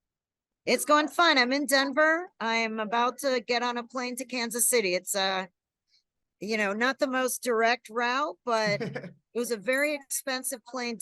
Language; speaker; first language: English; native; English